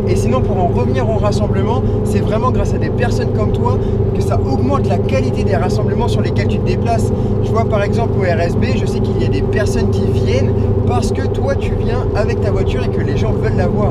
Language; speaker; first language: French; native; French